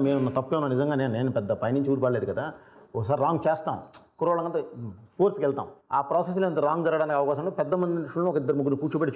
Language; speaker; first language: Telugu; native; Telugu